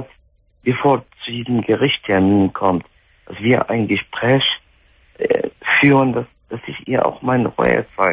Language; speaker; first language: German; non-native, fluent; Arabic